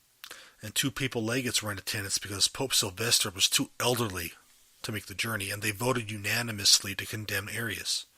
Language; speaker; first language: English; native; English